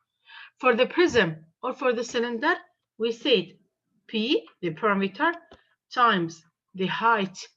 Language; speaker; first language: English; non-native, fluent; Arabic